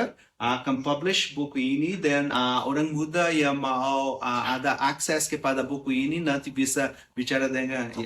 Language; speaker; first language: Indonesian; non-native, learner; Portuguese